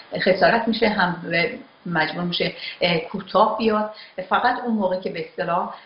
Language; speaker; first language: Persian; non-native, local second language; Azerbaijani